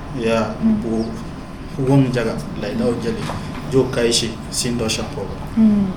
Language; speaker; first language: Chinese; non-native, fluent; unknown